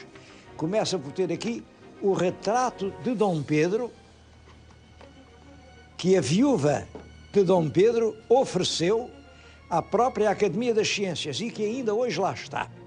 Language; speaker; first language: Portuguese; native; Portuguese